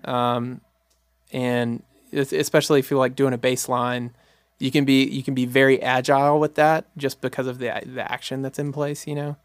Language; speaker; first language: English; native; English